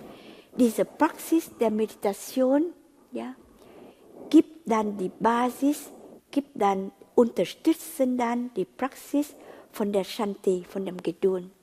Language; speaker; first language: German; non-native, fluent; Vietnamese